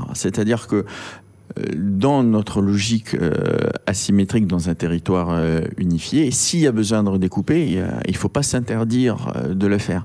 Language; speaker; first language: French; native; French